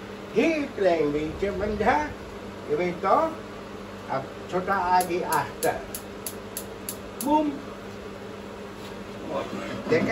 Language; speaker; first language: Dutch; non-native, local second language; Caribbean Hindustani